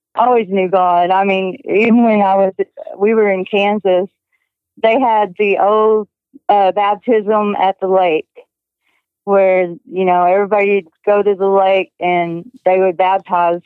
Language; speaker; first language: English; native; English